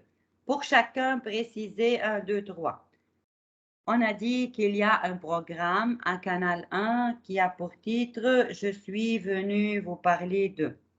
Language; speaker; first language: French; non-native, local second language; Arabic